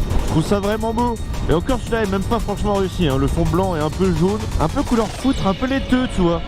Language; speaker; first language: French; native; French